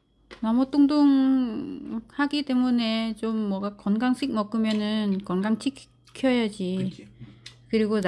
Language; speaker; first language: Korean; non-native, learner; Vietnamese